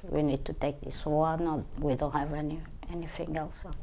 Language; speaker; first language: English; non-native, fluent; Portuguese